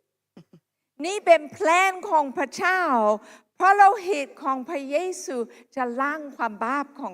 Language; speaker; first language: Thai; non-native, local second language; Akha